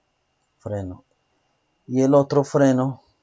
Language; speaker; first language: Spanish; native; Spanish